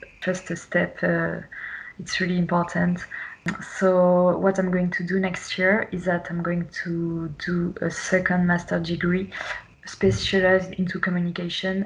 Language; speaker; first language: English; non-native, fluent; French